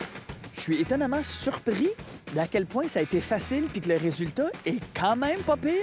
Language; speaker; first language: French; native; French